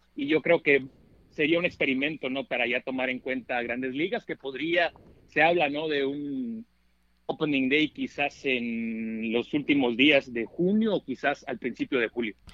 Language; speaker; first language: Spanish; early bilingual, heritage; Spanish